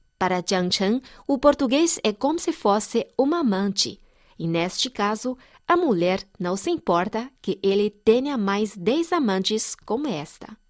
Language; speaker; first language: Portuguese; non-native, fluent; Chinese